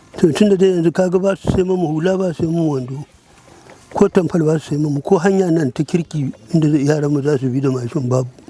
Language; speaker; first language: Hausa; non-native, local second language; Fula